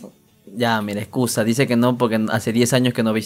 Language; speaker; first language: Spanish; native; Spanish